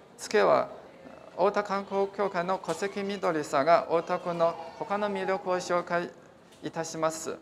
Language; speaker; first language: Japanese; non-native, fluent; Chinese